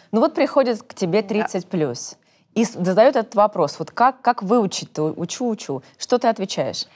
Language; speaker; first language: Russian; native; Russian